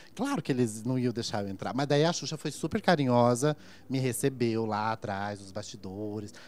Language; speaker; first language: Portuguese; native; Portuguese